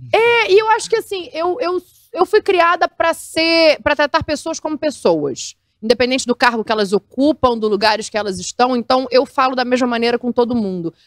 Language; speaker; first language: Portuguese; native; Portuguese